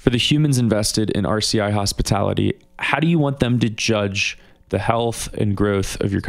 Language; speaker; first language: English; native; English